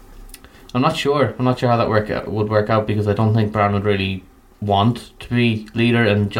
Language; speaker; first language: English; native; English